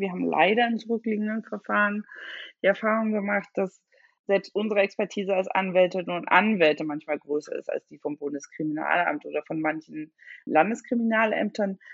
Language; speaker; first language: German; native; German